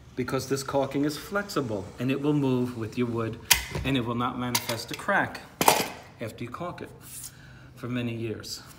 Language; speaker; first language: English; native; English